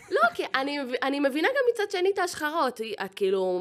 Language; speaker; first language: Hebrew; native; Hebrew